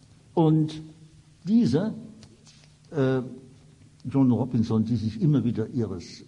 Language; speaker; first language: German; native; German